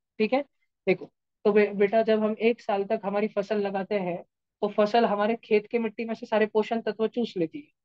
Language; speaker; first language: Hindi; non-native, local second language; Marathi